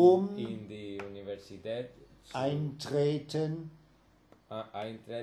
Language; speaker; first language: German; non-native, learner; Spanish